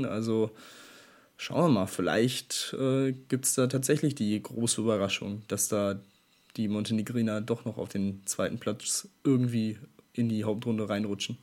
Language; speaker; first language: German; native; German